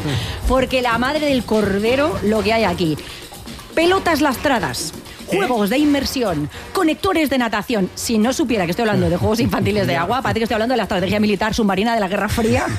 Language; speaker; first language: Spanish; native; Spanish